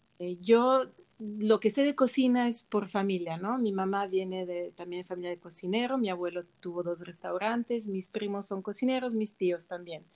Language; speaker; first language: Spanish; non-native, fluent; Italian